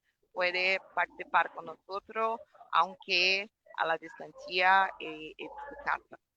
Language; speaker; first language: Spanish; non-native, fluent; Portuguese